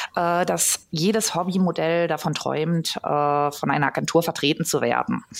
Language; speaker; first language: German; native; German